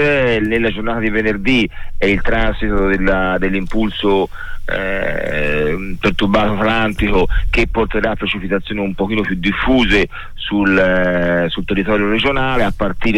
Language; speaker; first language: Italian; native; Italian